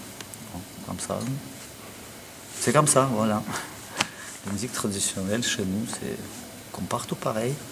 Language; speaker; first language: French; non-native, learner; Russian